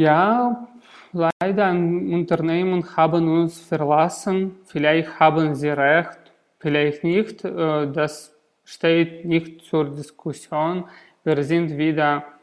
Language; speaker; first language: German; non-native, learner; Russian